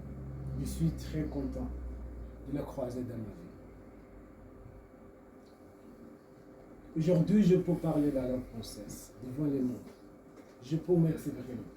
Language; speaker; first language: French; non-native, learner; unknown